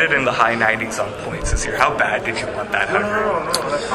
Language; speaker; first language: English; native; English